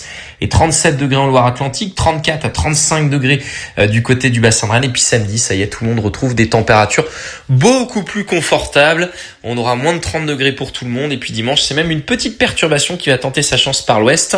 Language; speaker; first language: French; native; French